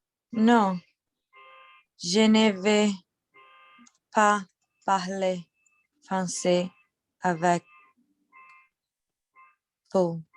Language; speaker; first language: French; non-native, learner; Portuguese